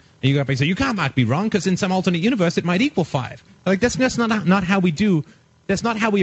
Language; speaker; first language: English; native; English